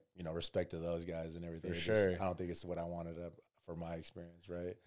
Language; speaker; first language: English; native; English